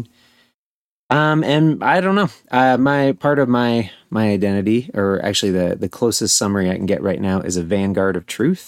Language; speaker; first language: English; native; English